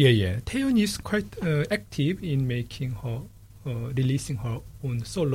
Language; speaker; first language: English; non-native, fluent; Korean